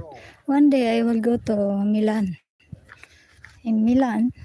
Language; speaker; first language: English; non-native, local second language; Filipino